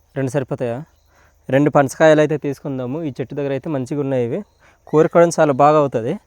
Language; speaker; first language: Telugu; non-native, local second language; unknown